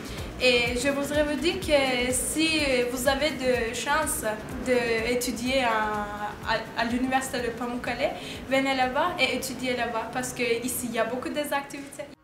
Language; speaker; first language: French; non-native, learner; Turkish